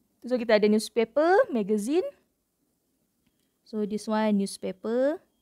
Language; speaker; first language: English; non-native, local second language; Malay